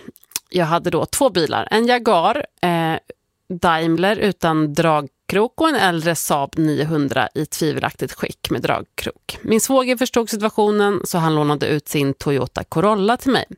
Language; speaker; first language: Swedish; native; Swedish